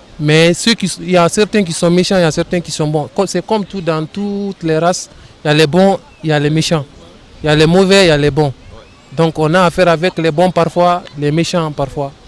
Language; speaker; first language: French; non-native, local second language; Fula